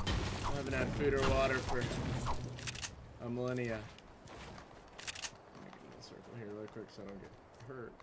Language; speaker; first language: English; native; English